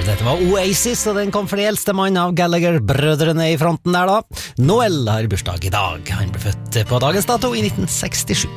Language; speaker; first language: Norwegian; native; Norwegian